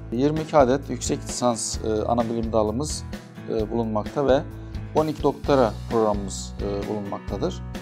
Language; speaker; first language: Turkish; native; Turkish